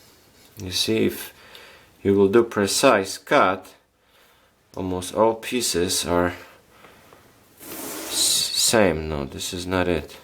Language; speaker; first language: English; non-native, fluent; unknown